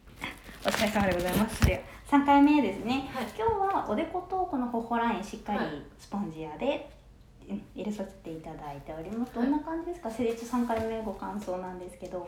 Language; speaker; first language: Japanese; native; Japanese